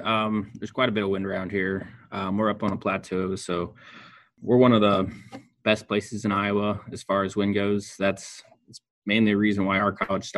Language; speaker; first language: English; native; English